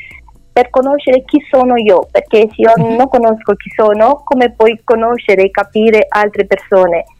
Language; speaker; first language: Italian; non-native, learner; Romanian